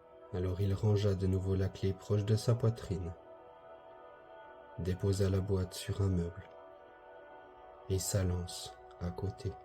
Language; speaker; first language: French; native; French